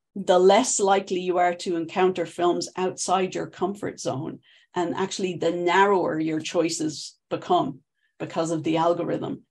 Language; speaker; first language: English; native; English